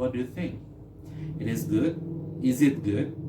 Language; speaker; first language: English; non-native, fluent; Indonesian